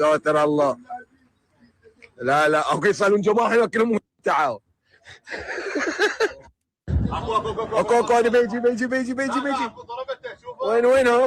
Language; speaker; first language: Arabic; native; Arabic